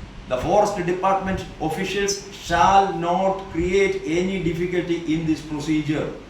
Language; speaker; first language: English; non-native, local second language; Malayalam